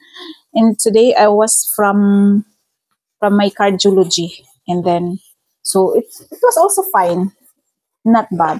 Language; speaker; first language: English; non-native, local second language; Filipino